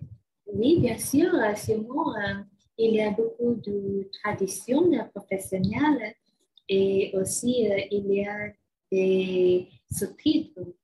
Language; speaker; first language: French; non-native, learner; Chinese